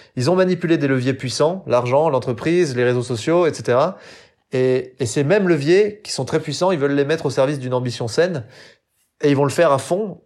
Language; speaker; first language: French; native; French